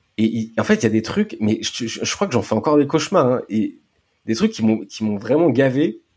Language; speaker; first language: French; native; French